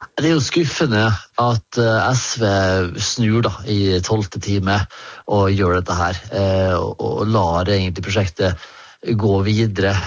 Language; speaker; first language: Norwegian; native; Norwegian